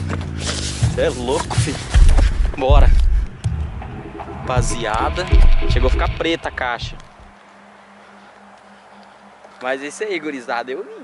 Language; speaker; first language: Portuguese; native; Portuguese